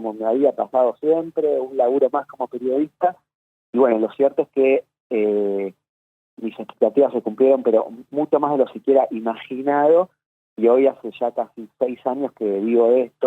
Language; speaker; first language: Spanish; native; Spanish